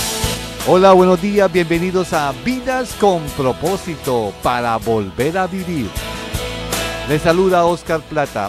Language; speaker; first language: Spanish; native; Spanish